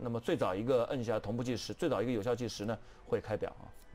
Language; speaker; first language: Chinese; native; Chinese